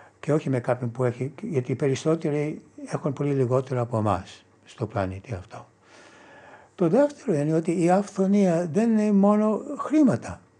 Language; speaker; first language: Greek; non-native, fluent; English